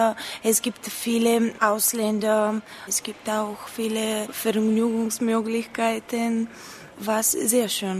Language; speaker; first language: German; non-native, learner; Bulgarian